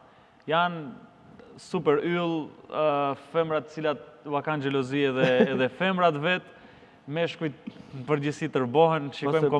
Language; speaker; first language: Albanian; native; Albanian